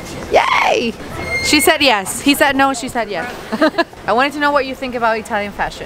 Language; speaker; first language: English; non-native, fluent; Italian